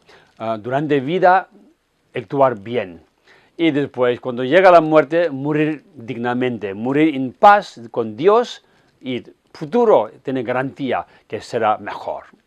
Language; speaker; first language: Spanish; non-native, fluent; Tibetan